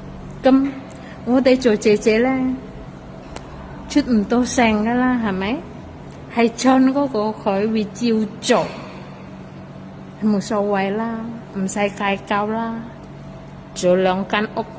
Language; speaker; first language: Cantonese; non-native, fluent; Indonesian